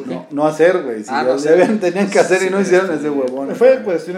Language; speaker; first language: Spanish; native; Spanish